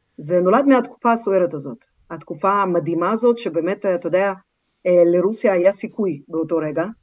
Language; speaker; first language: Hebrew; non-native, fluent; Russian